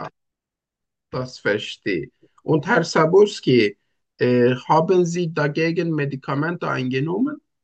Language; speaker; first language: German; non-native, learner; Turkish